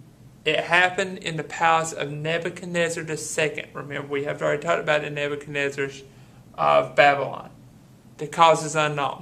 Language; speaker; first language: English; native; English